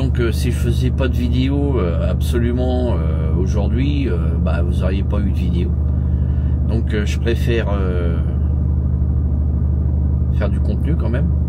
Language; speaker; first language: French; native; French